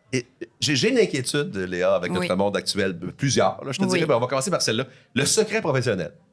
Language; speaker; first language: French; native; French